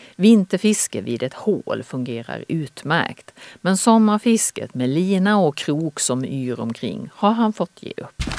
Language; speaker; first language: Swedish; native; Swedish